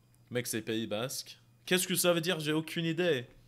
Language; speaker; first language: French; non-native, fluent; English